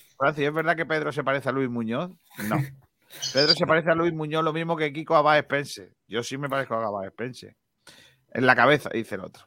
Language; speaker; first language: Spanish; native; Spanish